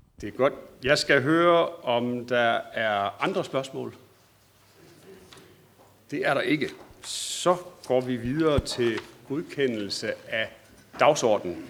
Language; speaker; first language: Danish; native; Danish